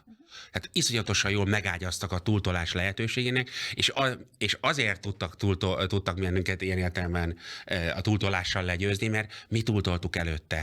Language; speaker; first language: Hungarian; native; Hungarian